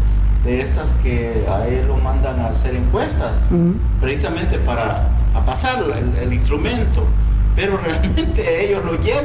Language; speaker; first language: Spanish; native; Spanish